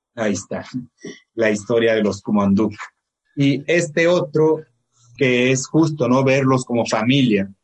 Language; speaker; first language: Spanish; non-native, local second language; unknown